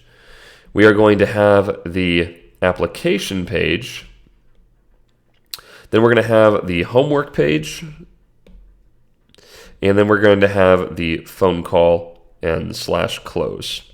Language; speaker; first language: English; native; English